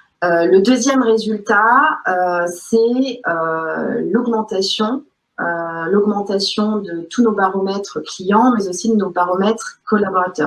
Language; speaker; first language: French; native; French